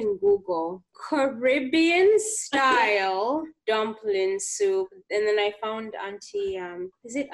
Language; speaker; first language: English; non-native, local second language; Ganda